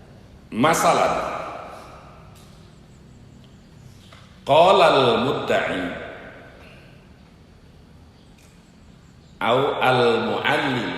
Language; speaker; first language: Arabic; non-native, fluent; Javanese